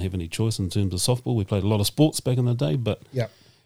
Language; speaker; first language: English; native; English